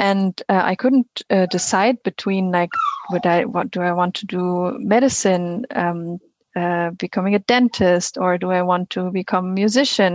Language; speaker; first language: English; non-native, fluent; German